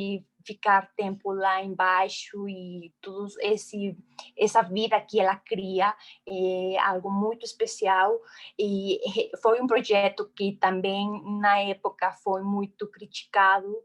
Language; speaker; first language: Portuguese; non-native, fluent; Spanish